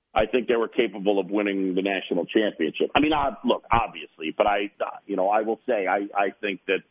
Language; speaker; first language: English; native; English